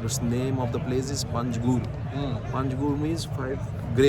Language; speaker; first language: English; non-native, learner; Urdu